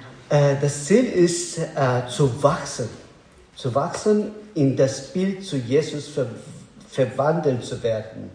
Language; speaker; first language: German; non-native, learner; Azerbaijani